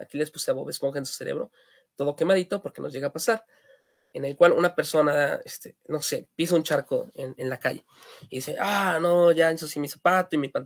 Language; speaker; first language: Spanish; native; Spanish